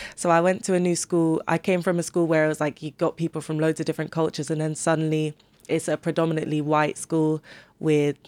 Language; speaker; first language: English; native; English